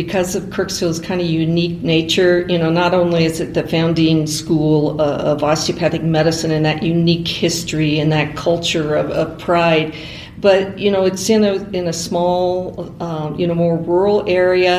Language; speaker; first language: English; native; English